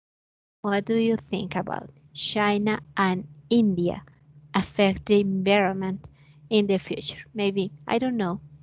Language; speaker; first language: English; non-native, learner; Spanish